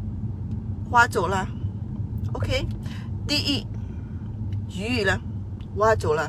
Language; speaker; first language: Chinese; non-native, fluent; Burmese